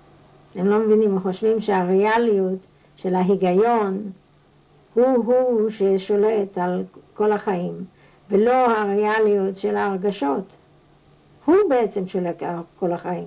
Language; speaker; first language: Hebrew; non-native, fluent; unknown